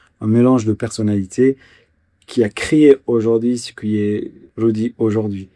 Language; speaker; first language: French; non-native, fluent; Kurdish